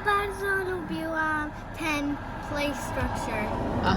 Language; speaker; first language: Polish; early bilingual, heritage; Polish